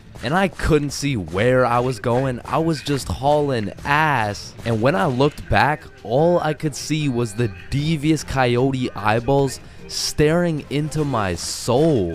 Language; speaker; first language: English; native; English